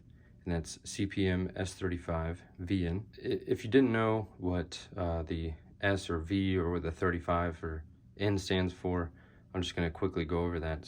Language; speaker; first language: English; native; English